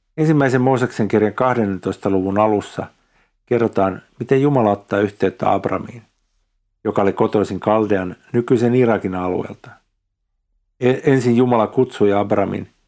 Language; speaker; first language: Finnish; native; Finnish